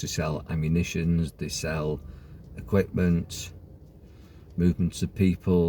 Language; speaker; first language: English; native; English